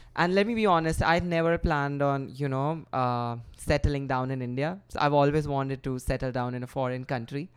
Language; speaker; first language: English; non-native, local second language; Gujarati